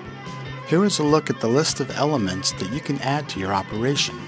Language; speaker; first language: English; native; English